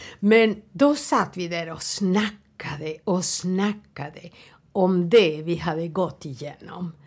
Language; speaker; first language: Swedish; non-native, fluent; Spanish